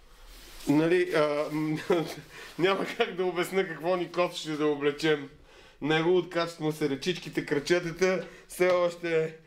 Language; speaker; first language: Bulgarian; native; Bulgarian